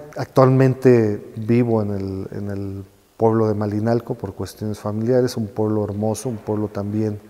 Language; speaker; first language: Spanish; native; Spanish